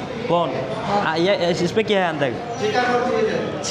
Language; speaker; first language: Hindi; non-native, learner; Bangla